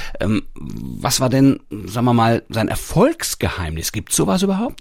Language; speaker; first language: German; native; German